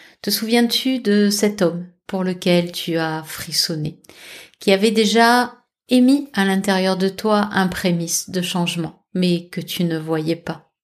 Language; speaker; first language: French; native; French